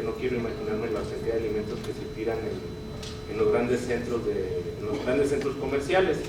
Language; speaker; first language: Spanish; native; Spanish